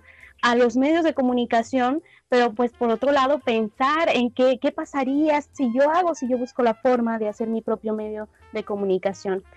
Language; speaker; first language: Spanish; native; Spanish